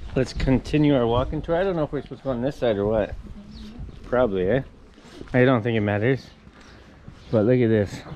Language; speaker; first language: English; non-native, fluent; Croatian